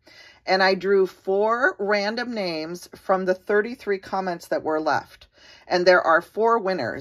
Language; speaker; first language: English; native; English